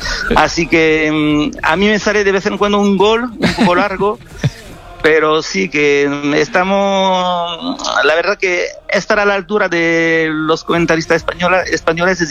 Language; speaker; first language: Spanish; non-native, fluent; French